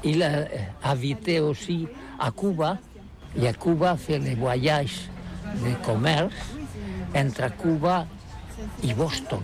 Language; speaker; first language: French; non-native, learner; Catalan